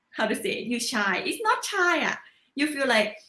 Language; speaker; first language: English; non-native, learner; Thai